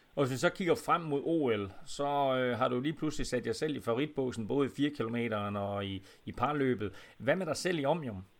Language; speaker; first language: Danish; native; Danish